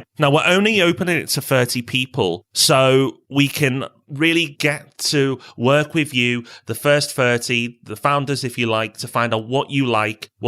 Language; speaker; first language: English; native; English